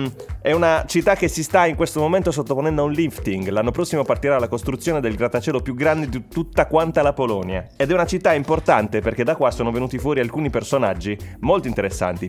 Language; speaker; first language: Italian; native; Italian